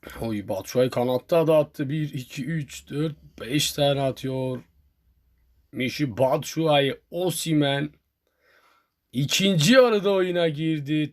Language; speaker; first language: Turkish; native; Turkish